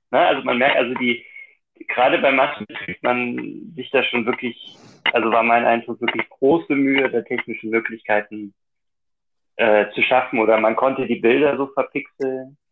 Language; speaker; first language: German; native; German